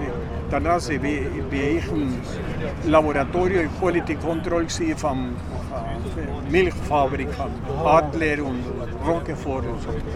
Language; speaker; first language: German; non-native, learner; Spanish